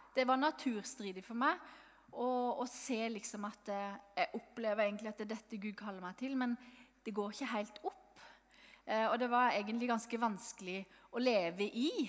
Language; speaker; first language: Norwegian; native; Norwegian